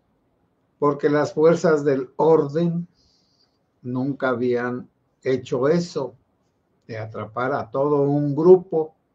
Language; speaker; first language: Spanish; native; Spanish